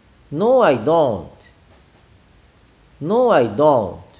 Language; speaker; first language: English; non-native, fluent; Japanese